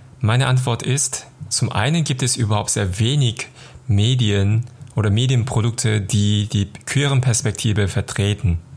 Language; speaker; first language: German; non-native, fluent; Korean